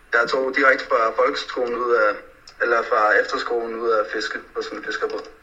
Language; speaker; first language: Danish; early bilingual, other home language; Faroese